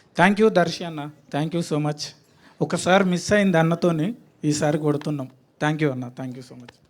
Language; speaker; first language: Telugu; native; Telugu